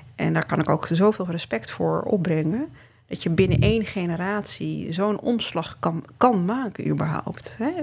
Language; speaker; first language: Dutch; early bilingual, other home language; Riffian